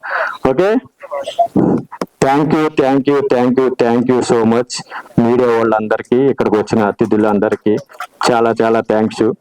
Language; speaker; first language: Telugu; native; Telugu